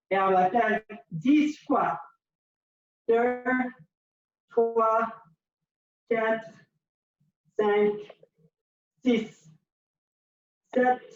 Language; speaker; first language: French; non-native, local second language; English